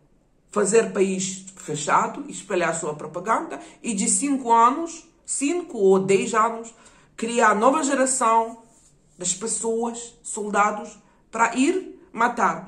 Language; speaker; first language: Portuguese; non-native, fluent; Ukrainian